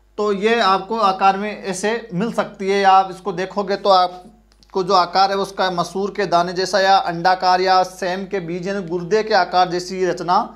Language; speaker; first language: Hindi; native; Hindi